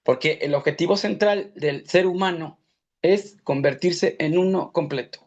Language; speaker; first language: Spanish; native; Spanish